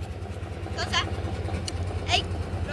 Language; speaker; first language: Czech; native; Czech